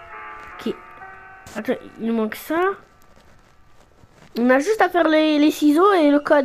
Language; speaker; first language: French; native; French